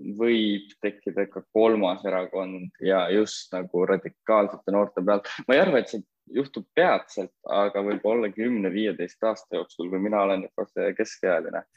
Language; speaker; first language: Estonian; native; Estonian